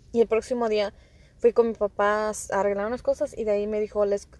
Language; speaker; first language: Spanish; early bilingual, heritage; Spanish